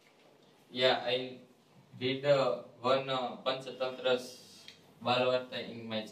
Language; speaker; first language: English; non-native, learner; Gujarati